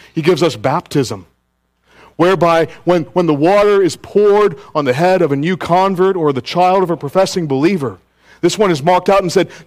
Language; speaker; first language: English; native; English